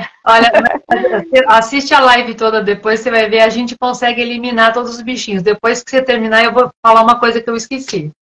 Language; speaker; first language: Portuguese; native; Portuguese